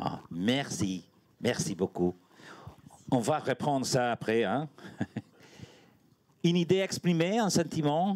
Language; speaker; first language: French; non-native, learner; Spanish